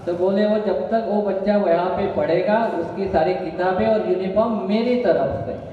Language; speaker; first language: Hindi; non-native, local second language; Marathi